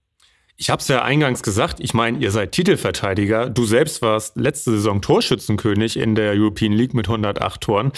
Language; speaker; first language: German; native; German